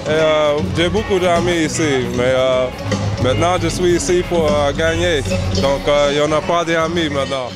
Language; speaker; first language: French; non-native, learner; English